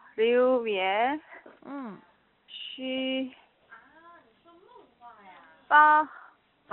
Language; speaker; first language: Chinese; non-native, learner; Korean